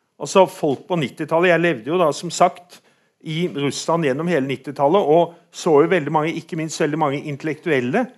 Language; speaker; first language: Norwegian; native; Norwegian